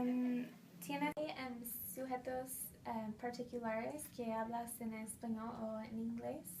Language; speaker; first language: Spanish; non-native, fluent; English